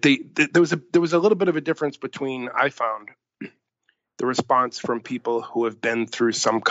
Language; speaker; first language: English; native; English